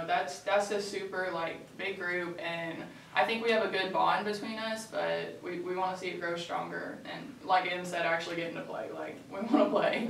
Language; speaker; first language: English; native; English